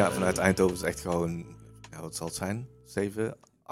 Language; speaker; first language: Dutch; native; Dutch